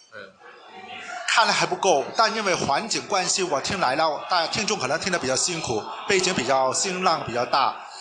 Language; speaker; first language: Chinese; non-native, local second language; Cantonese